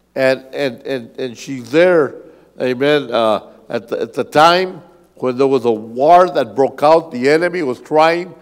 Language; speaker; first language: English; native; English